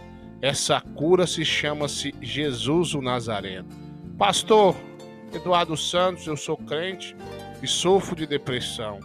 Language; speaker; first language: Portuguese; native; Portuguese